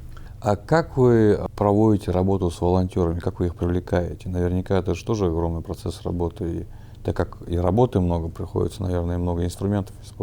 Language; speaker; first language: Russian; non-native, local second language; Chechen